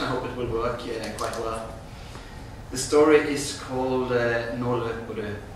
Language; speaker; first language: English; non-native, fluent; Norwegian